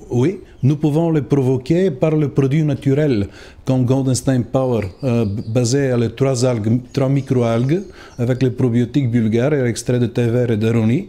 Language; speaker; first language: French; non-native, learner; Bulgarian